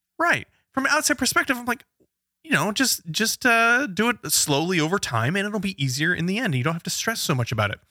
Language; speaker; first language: English; native; English